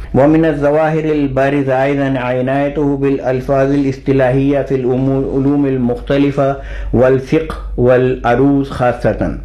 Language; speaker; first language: Arabic; non-native, fluent; Urdu